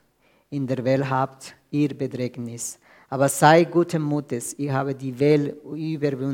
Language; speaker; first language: German; non-native, fluent; Spanish